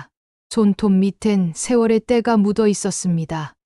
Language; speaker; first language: Korean; native; Korean